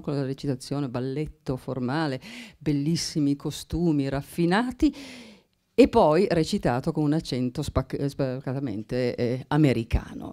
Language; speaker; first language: Italian; native; Italian